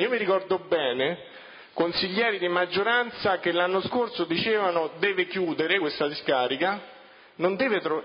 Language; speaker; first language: Italian; native; Italian